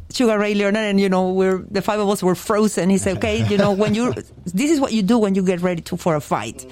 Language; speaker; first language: English; non-native, fluent; Spanish